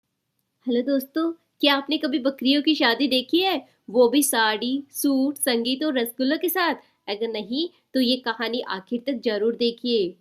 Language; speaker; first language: Hindi; native; Hindi